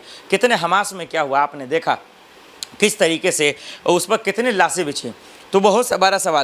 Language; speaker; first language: Hindi; native; Hindi